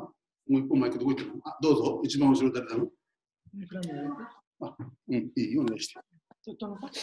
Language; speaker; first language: Japanese; native; Japanese